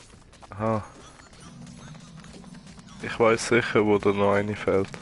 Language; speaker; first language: German; native; German